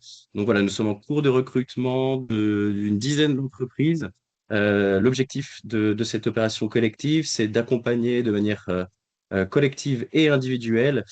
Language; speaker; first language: French; native; French